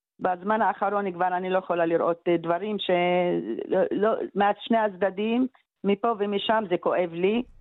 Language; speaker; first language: Hebrew; non-native, local second language; Arabic